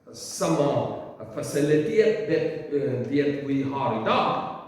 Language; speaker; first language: Swedish; non-native, learner; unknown